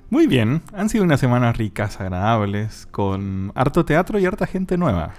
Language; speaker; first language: Spanish; native; Spanish